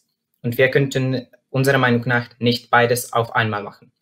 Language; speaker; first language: German; non-native, fluent; Czech